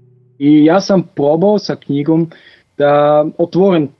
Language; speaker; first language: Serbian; non-native, fluent; Dutch